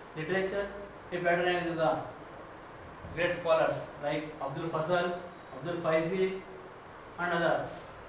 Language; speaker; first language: English; non-native, local second language; Kannada